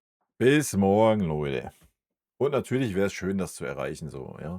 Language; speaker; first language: German; native; German